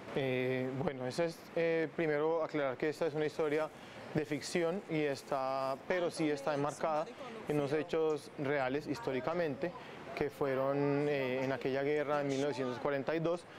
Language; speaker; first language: Spanish; non-native, local second language; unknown